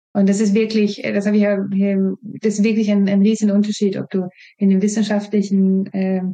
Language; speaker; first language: German; non-native, fluent; Swedish